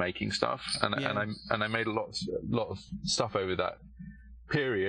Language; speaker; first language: English; native; English